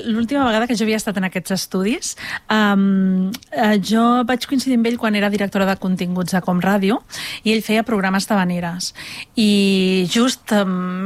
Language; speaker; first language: Catalan; native; Catalan